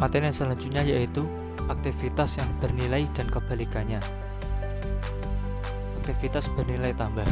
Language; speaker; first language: Indonesian; native; Indonesian